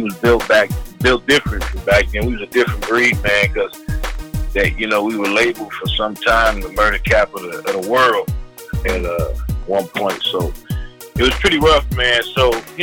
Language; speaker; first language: English; native; English